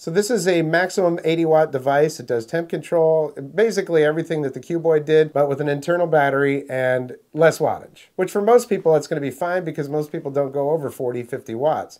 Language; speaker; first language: English; native; English